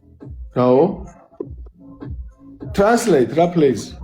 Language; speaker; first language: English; non-native, learner; Georgian